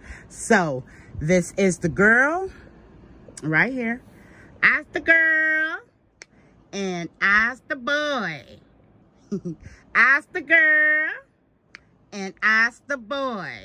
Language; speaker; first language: English; native; English